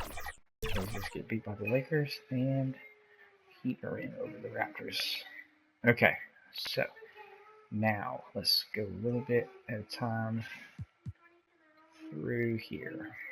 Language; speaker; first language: English; native; English